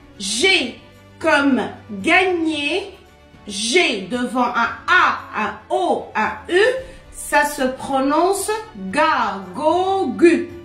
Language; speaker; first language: French; non-native, local second language; Arabic